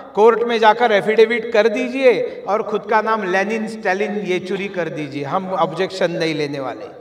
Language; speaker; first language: Hindi; non-native, local second language; Marathi